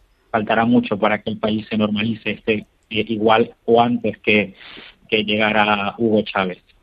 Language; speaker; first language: Spanish; native; Spanish